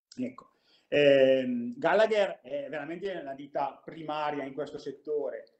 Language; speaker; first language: Italian; native; Italian